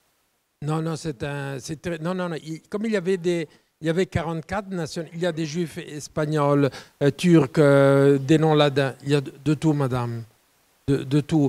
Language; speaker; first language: French; non-native, fluent; Italian